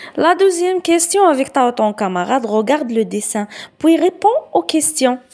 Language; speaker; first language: French; non-native, local second language; Arabic